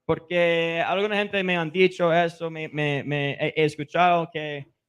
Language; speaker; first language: Spanish; non-native, fluent; English